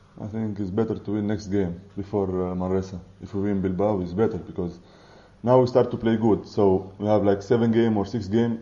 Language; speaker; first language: English; non-native, fluent; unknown